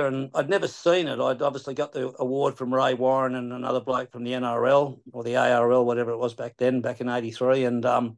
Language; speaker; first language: English; native; English